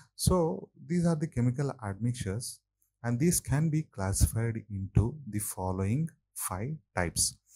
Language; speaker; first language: English; non-native, local second language; Telugu